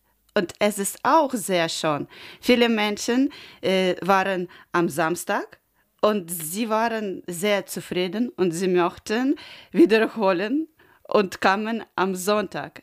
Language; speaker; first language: German; non-native, learner; Ukrainian